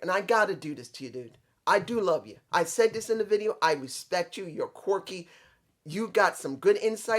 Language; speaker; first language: English; native; English